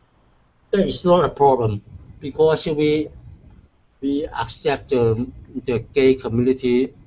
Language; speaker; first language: English; non-native, learner; Chinese